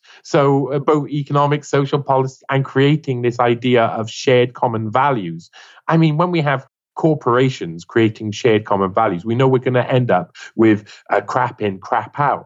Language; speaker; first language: English; native; English